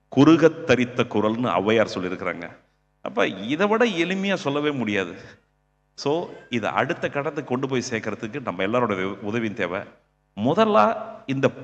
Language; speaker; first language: Tamil; native; Tamil